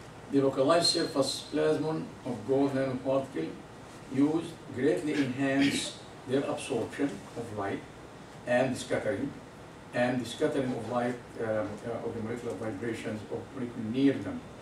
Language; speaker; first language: English; non-native, fluent; Arabic